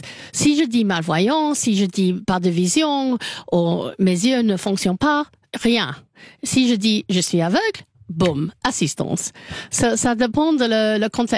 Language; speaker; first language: French; non-native, learner; English